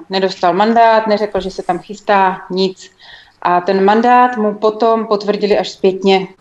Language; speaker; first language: Czech; native; Czech